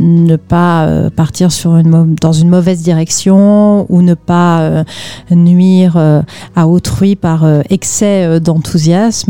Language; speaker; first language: French; native; French